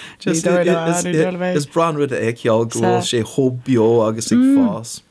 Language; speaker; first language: Irish; non-native, fluent; English